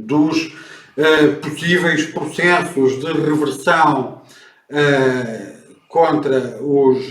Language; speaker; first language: Portuguese; native; Portuguese